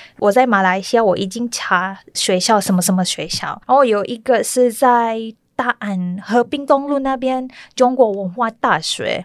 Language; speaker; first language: Chinese; non-native, learner; Malay